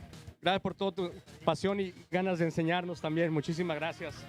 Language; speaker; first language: Spanish; native; Spanish